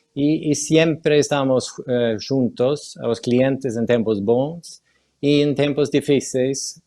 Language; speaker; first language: Portuguese; non-native, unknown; Spanish